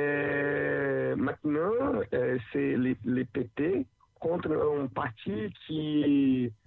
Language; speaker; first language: French; non-native, learner; Portuguese